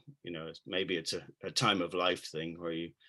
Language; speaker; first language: English; native; English